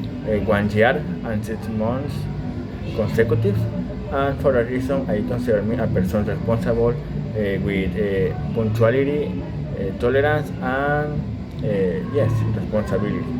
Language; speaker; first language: English; non-native, learner; Spanish